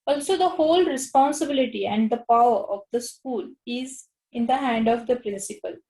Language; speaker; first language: English; non-native, local second language; Marathi